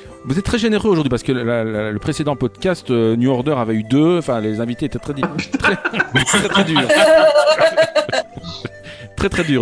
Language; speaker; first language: French; native; French